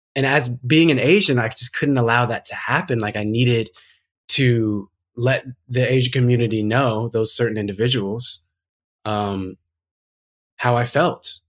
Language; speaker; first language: English; native; English